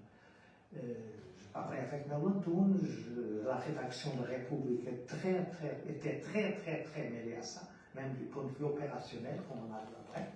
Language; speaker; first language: French; non-native, fluent; Portuguese